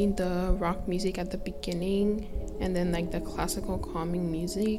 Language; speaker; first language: English; non-native, local second language; Akan